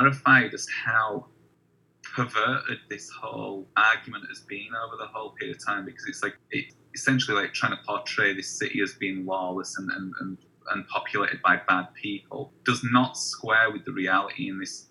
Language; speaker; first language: English; native; English